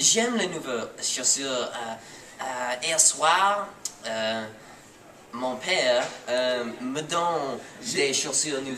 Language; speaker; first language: French; non-native, learner; English